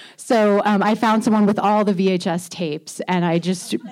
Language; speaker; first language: English; native; English